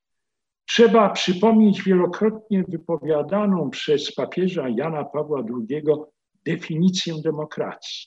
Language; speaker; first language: Polish; native; Polish